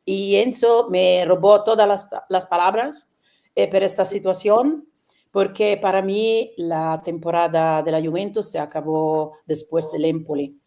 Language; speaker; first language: Spanish; non-native, learner; Italian